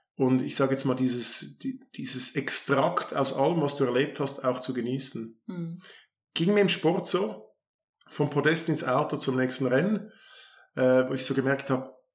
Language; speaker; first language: German; native; German